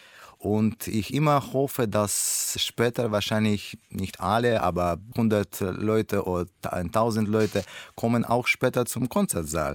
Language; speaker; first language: German; non-native, learner; Russian